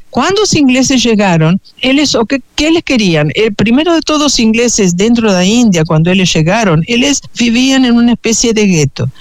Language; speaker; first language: Portuguese; non-native, fluent; Spanish